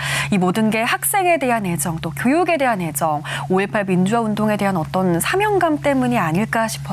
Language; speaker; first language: Korean; native; Korean